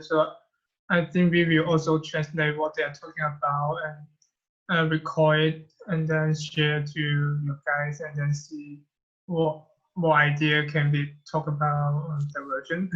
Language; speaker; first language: English; non-native, fluent; Chinese